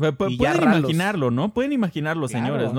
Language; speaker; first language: Spanish; native; Spanish